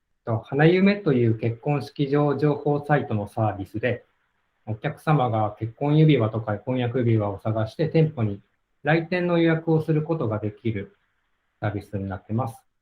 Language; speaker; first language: Japanese; native; Japanese